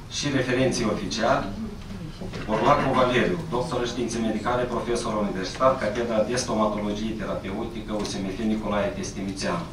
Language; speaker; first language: Romanian; native; Romanian